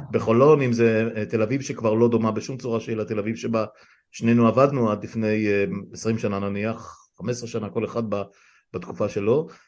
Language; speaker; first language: Hebrew; native; Hebrew